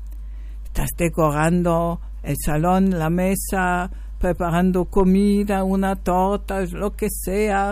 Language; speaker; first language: Spanish; non-native, fluent; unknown